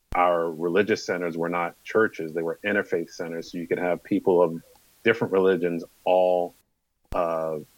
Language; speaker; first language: English; native; English